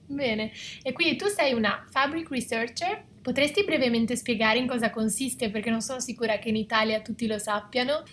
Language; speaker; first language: Italian; native; Italian